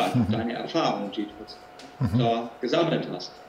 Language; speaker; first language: German; native; German